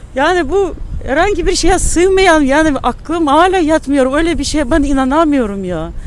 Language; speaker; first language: Turkish; non-native, fluent; Ukrainian